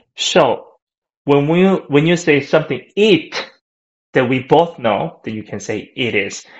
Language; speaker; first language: English; non-native, fluent; Korean